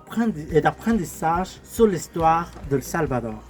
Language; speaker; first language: French; non-native, learner; Spanish